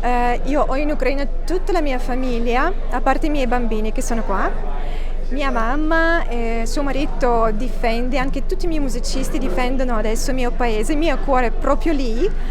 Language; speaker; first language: Italian; non-native, learner; Ukrainian